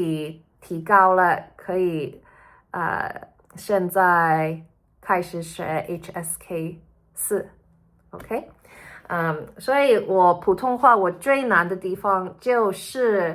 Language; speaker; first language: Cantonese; early bilingual, heritage; Cantonese